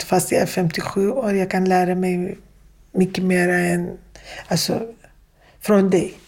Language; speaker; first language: Swedish; non-native, fluent; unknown